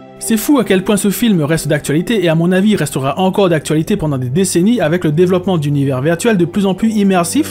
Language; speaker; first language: French; native; French